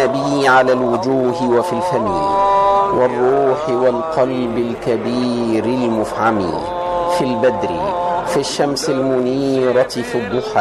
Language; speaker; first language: Arabic; native; Arabic